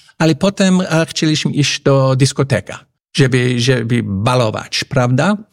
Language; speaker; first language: Polish; non-native, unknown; English